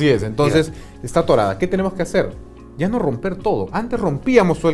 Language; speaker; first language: Spanish; native; Spanish